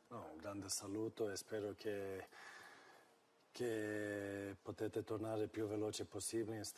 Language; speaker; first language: Italian; non-native, fluent; Swedish